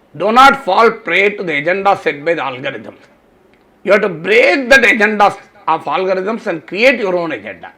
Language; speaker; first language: English; non-native, local second language; Telugu